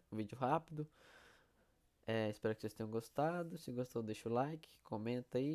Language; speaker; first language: Portuguese; native; Portuguese